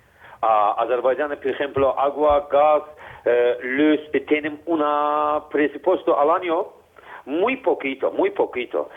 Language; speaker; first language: Spanish; non-native, learner; Azerbaijani